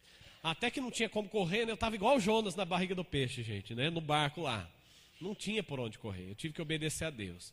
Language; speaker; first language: Portuguese; native; Portuguese